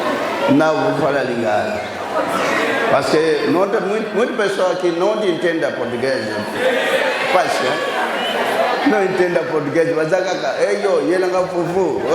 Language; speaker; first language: Portuguese; non-native, learner; Lingala